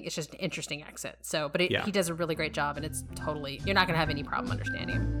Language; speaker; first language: English; native; English